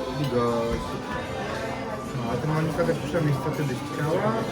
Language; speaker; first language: Polish; native; Polish